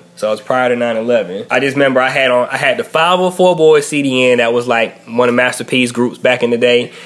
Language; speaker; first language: English; native; English